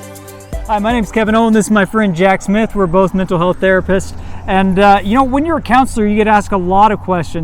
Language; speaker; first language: English; native; English